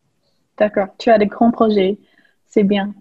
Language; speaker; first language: French; non-native, fluent; English